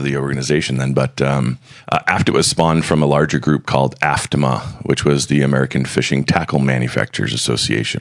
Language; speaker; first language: English; native; English